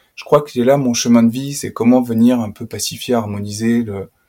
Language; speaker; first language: French; native; French